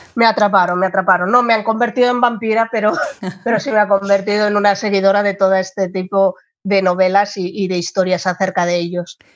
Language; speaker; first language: Spanish; native; Spanish